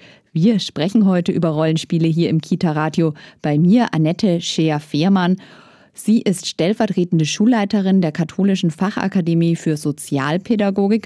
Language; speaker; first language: German; native; German